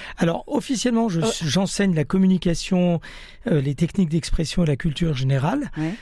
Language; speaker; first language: French; early bilingual, other home language; Italian